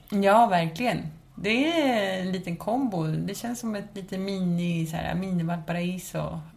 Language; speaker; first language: Swedish; early bilingual, other home language; Spanish